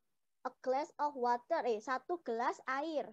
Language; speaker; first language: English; non-native, learner; Indonesian